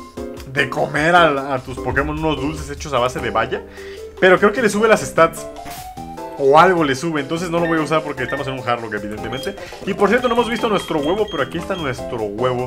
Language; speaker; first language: Spanish; native; Spanish